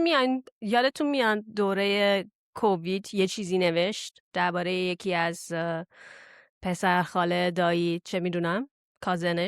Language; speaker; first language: Persian; early bilingual, heritage; Persian